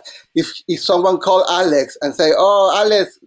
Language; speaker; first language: English; non-native, fluent; Spanish